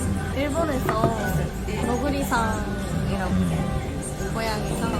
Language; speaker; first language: Korean; non-native, learner; Japanese